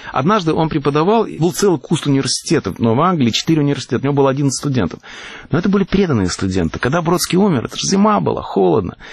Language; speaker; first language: Russian; native; Russian